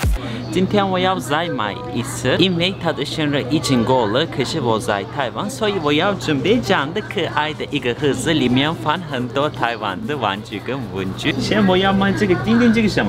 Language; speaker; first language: Chinese; non-native, learner; Turkish